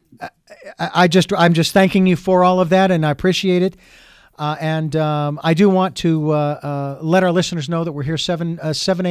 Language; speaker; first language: English; native; English